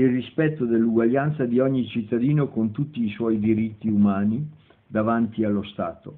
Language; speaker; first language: Italian; native; Italian